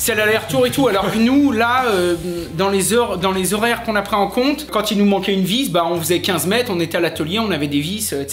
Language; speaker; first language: French; native; French